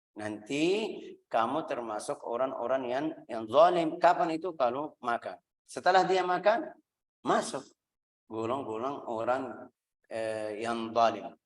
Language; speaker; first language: Indonesian; non-native, fluent; Arabic